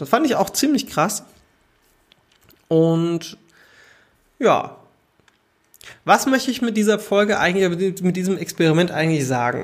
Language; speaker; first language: German; native; German